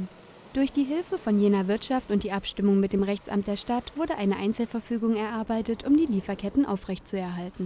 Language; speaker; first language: German; native; German